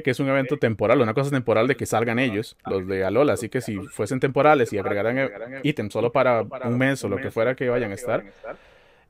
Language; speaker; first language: Spanish; native; Spanish